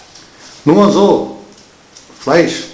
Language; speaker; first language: German; non-native, fluent; Hindi